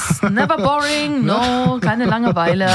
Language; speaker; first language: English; non-native, learner; German